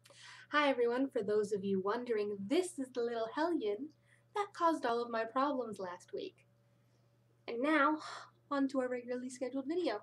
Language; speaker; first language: English; native; English